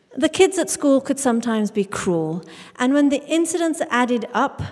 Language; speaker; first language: English; native; English